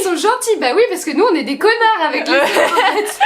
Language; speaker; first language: French; native; French